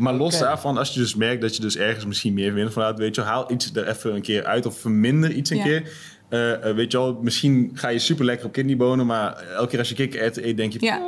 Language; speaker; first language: Dutch; native; Dutch